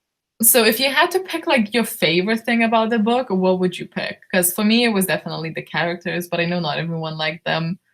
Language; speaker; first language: English; non-native, fluent; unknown